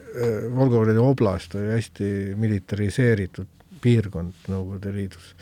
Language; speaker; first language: Estonian; native; Estonian